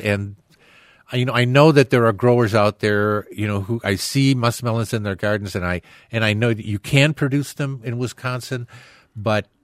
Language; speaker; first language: English; native; English